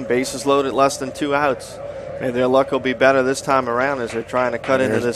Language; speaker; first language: English; native; English